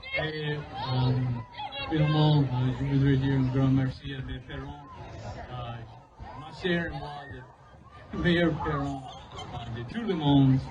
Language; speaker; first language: French; non-native, learner; English